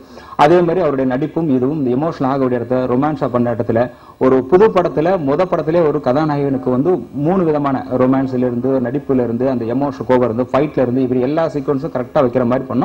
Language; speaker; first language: Tamil; native; Tamil